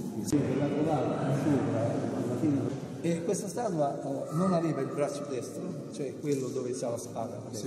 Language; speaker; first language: Italian; native; Italian